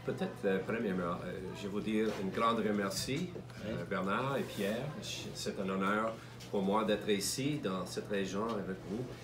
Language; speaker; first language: French; non-native, learner; English